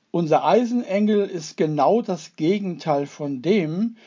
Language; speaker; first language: German; native; German